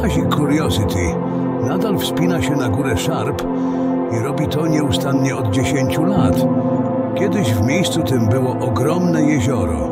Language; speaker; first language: Polish; native; Polish